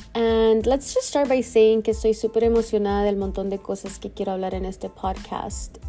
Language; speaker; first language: Spanish; early bilingual, heritage; Spanish